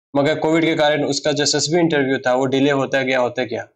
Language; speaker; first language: Hindi; native; Hindi